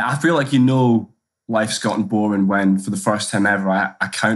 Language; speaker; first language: English; native; English